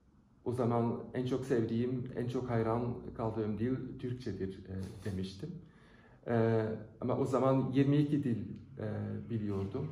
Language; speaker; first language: Turkish; non-native, fluent; Dutch